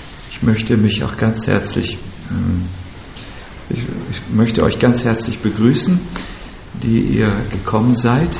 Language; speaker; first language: German; native; German